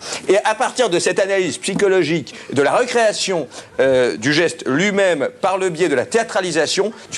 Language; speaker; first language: French; native; French